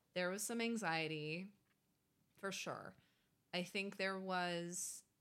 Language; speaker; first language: English; native; English